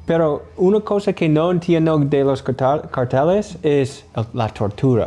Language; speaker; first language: Spanish; non-native, learner; English